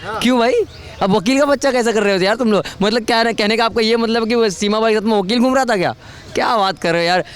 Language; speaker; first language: Hindi; native; Hindi